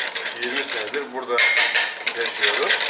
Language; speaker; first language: Turkish; native; Turkish